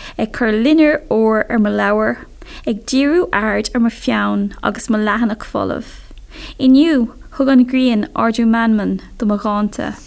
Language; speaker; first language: Irish; non-native, local second language; English